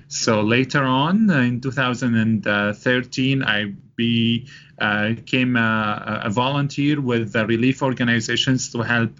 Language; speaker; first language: English; non-native, fluent; Arabic